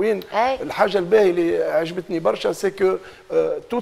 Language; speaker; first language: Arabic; native; Arabic